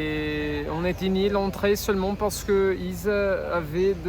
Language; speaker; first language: French; non-native, fluent; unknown